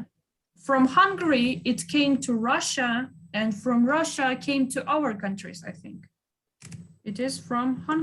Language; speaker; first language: English; non-native, fluent; Kyrgyz